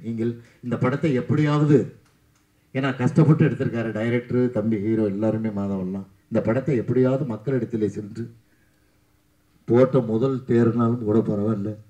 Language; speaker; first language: Tamil; native; Tamil